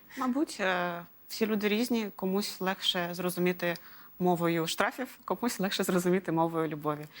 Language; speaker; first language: Ukrainian; non-native, local second language; Russian